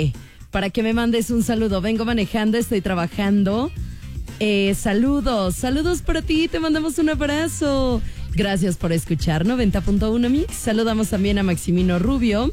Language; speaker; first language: Spanish; native; Spanish